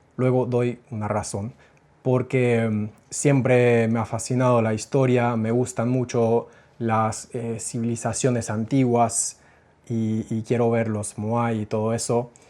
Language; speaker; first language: Spanish; non-native, fluent; English